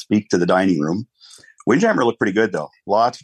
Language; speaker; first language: English; native; English